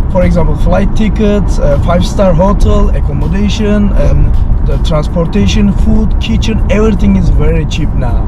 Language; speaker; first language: English; non-native, learner; Turkish